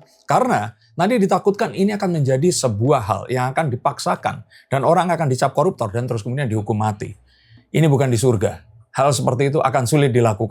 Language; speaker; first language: Indonesian; native; Indonesian